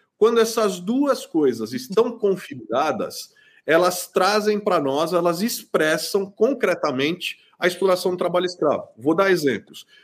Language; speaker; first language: Portuguese; native; Portuguese